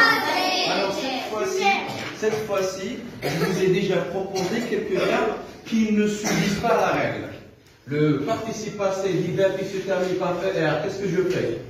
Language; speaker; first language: French; non-native, local second language; Arabic